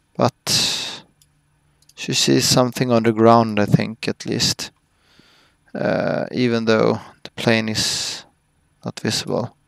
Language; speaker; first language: English; non-native, fluent; Swedish